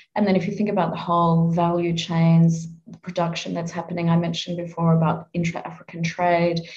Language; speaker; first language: English; native; English